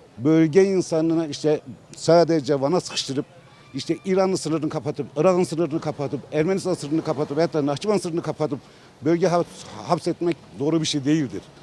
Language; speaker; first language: Turkish; non-native, local second language; Kurdish